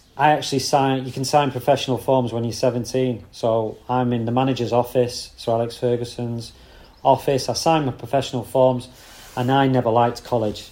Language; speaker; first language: English; native; English